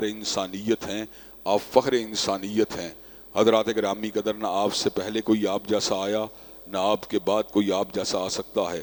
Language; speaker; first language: Urdu; native; Urdu